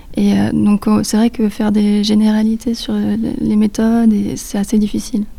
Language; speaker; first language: French; native; French